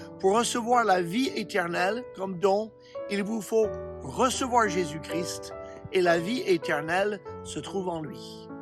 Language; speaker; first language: French; non-native, fluent; English